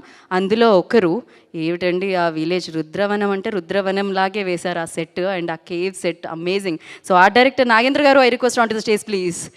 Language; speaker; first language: Telugu; native; Telugu